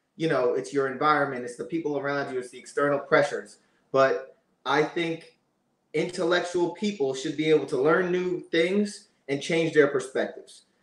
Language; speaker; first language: English; native; English